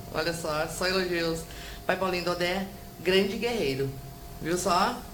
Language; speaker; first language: Portuguese; native; Portuguese